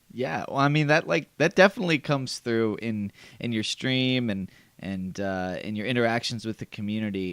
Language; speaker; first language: English; native; English